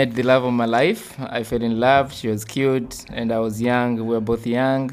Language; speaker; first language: English; non-native, local second language; Swahili